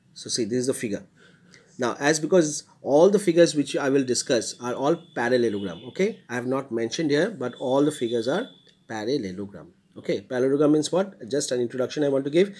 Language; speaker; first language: English; non-native, local second language; Bangla